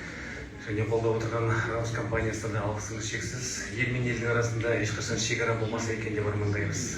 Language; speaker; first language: Kazakh; native; Kazakh